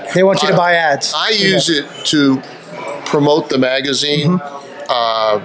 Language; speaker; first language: English; native; English